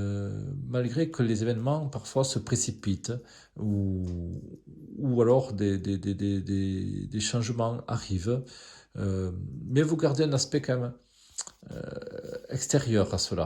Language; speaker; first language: French; native; French